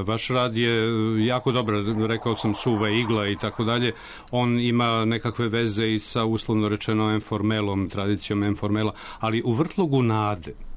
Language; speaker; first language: Serbian; native; Serbian